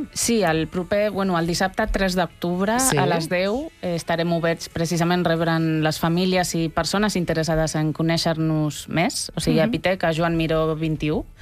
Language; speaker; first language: Catalan; non-native, local second language; Spanish